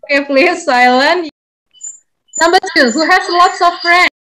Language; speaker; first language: English; non-native, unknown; Indonesian